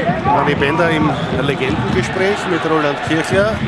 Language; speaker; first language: German; native; German